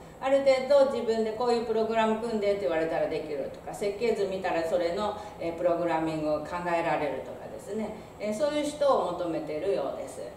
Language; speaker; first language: Japanese; native; Japanese